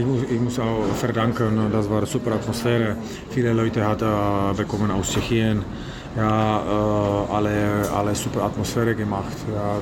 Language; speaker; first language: German; non-native, learner; Czech